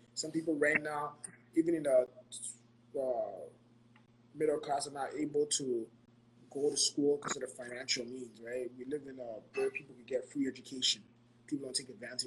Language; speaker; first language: English; non-native, local second language; Akan